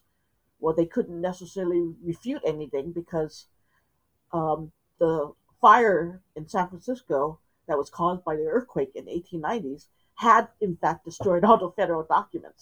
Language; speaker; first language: English; native; English